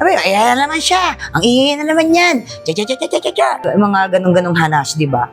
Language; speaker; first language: Filipino; native; Filipino